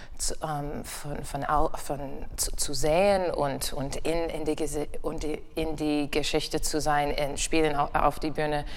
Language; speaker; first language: German; non-native, learner; English